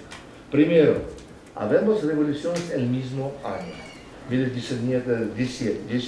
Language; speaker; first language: Spanish; non-native, fluent; Russian